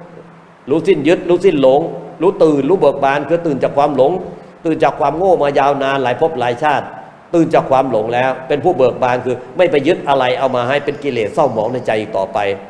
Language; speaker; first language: Thai; native; Thai